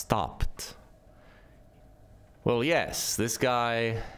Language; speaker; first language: English; native; English